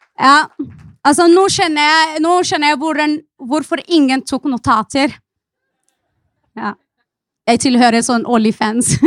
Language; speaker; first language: Norwegian; non-native, fluent; Arabic